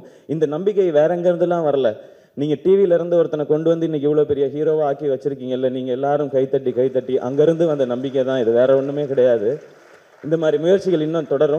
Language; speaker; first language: Tamil; native; Tamil